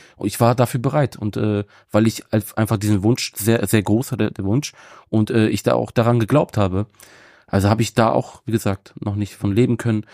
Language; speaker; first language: German; native; German